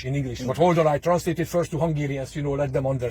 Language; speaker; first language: English; non-native, fluent; Hungarian